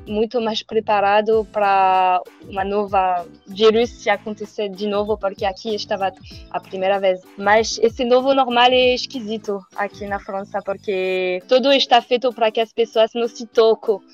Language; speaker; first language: Portuguese; non-native, learner; French